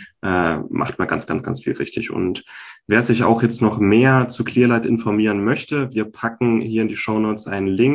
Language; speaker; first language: German; native; German